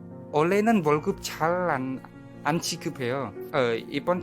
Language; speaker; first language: Korean; non-native, learner; Khmer